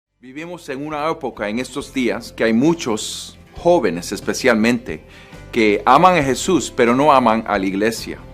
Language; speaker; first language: Spanish; non-native, fluent; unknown